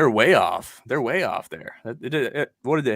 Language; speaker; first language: English; native; English